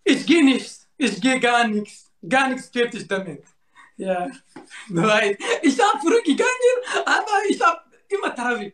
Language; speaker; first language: German; non-native, learner; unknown